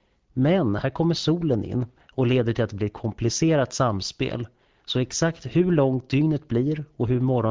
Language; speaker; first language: Swedish; native; Swedish